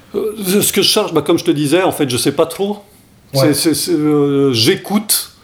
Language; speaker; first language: French; native; French